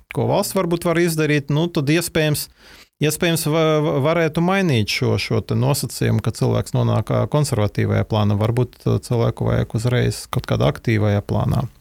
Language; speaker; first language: Latvian; non-native, local second language; Russian